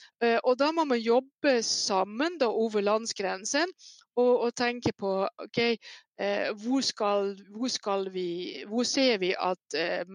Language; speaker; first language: Norwegian; non-native, fluent; Dutch